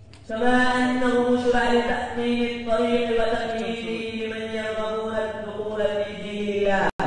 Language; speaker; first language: Arabic; non-native, fluent; Urdu